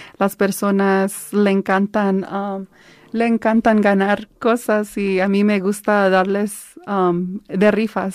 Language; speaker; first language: Spanish; early bilingual, heritage; Spanish